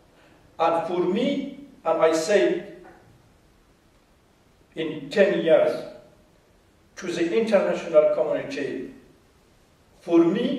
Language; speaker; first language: English; non-native, fluent; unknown